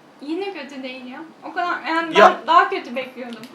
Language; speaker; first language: Turkish; native; Turkish